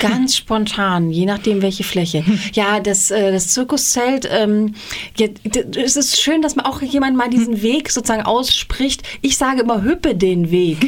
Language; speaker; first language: German; native; German